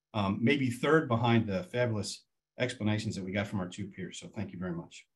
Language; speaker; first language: English; native; English